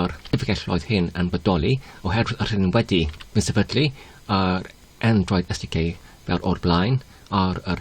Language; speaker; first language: Welsh; non-native, learner; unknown